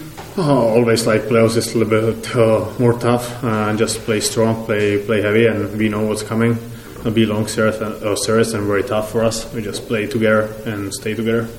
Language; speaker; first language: English; non-native, learner; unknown